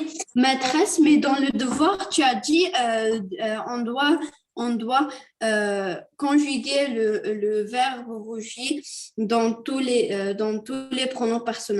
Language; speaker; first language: French; non-native, local second language; Arabic